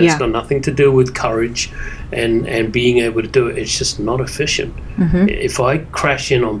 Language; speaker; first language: English; native; English